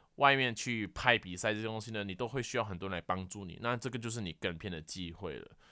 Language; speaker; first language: Chinese; native; Chinese